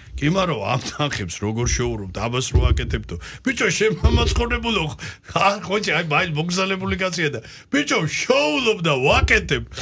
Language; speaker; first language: Georgian; native; Georgian